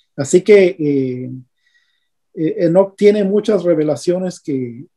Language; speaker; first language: Spanish; native; Spanish